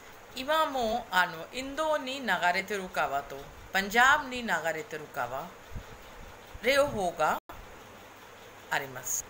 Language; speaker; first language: Japanese; non-native, fluent; Hindi